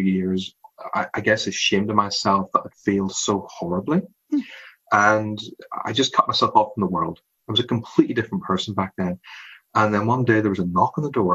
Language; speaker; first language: English; native; English